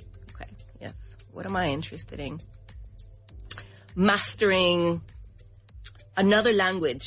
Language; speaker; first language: English; non-native, fluent; Spanish